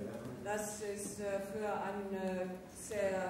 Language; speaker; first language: German; non-native, learner; English